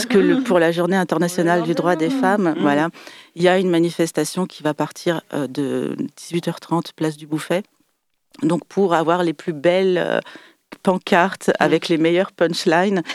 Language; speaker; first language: French; native; French